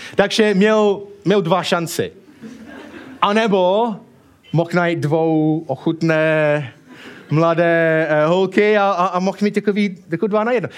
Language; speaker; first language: Czech; non-native, fluent; English